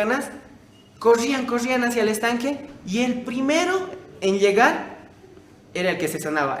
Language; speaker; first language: Spanish; native; Spanish